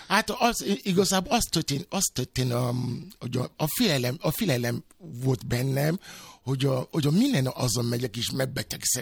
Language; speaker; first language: Hungarian; non-native, fluent; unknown